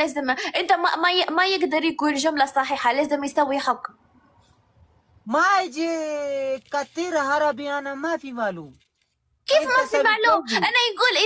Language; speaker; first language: Arabic; non-native, learner; Pashto